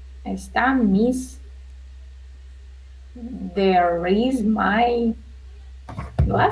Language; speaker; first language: English; non-native, learner; Russian